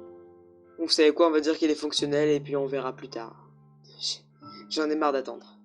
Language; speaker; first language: French; native; French